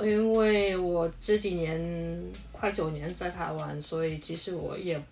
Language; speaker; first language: Chinese; non-native, fluent; Tuvinian